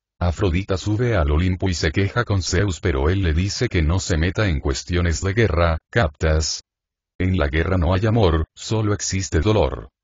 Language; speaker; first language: Spanish; native; Spanish